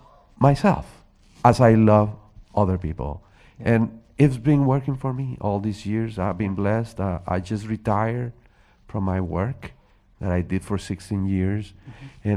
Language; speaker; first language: English; non-native, fluent; Spanish